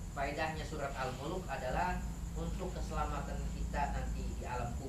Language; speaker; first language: Indonesian; native; Indonesian